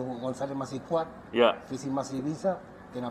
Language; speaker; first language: Indonesian; non-native, fluent; Spanish